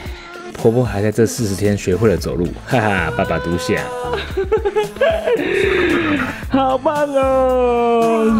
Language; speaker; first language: Chinese; native; Chinese